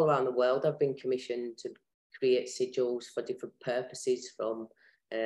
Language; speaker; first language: English; native; English